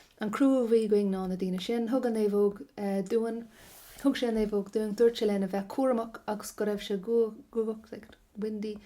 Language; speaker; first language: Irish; non-native, local second language; English